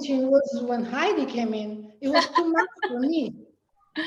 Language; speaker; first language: English; non-native, fluent; Spanish